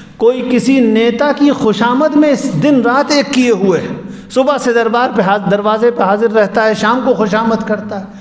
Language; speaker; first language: Urdu; native; Urdu